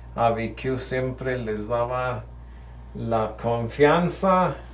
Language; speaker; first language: Spanish; early bilingual, heritage; Spanish